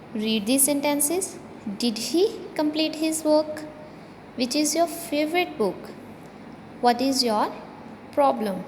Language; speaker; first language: English; non-native, local second language; Punjabi